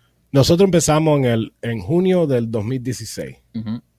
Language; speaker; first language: Spanish; early bilingual, heritage; Spanish